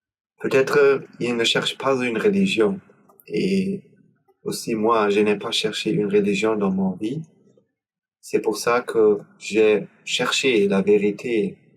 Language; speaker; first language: French; non-native, learner; German